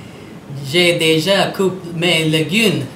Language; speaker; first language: French; non-native, learner; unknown